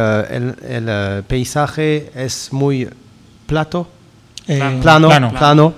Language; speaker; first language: Spanish; non-native, learner; French